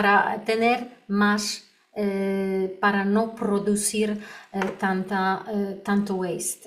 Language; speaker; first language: Spanish; non-native, learner; Polish